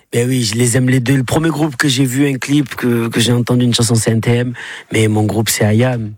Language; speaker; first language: French; native; French